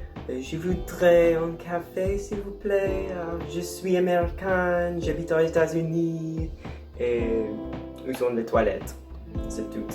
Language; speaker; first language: French; non-native, learner; English